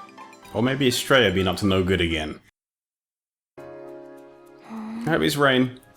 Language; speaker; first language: English; native; English